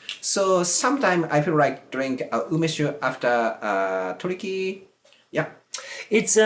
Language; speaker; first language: English; non-native, learner; Japanese